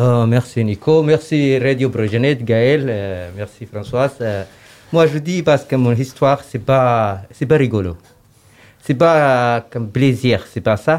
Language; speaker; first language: French; non-native, learner; Somali